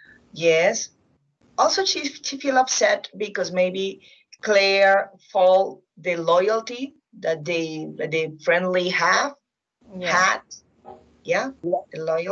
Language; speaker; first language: English; non-native, fluent; Spanish